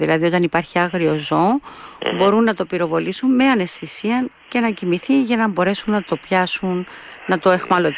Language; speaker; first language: Greek; native; Greek